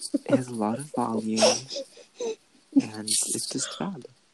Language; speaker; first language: English; early bilingual, other home language; Spanish